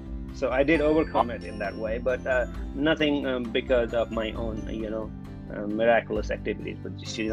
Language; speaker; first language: English; non-native, local second language; Nepali